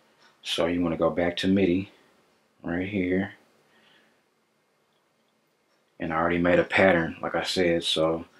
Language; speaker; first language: English; native; English